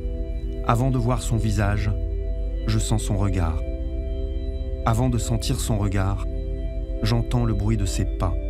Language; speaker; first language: French; native; French